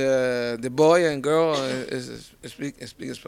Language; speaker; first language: English; non-native, learner; Spanish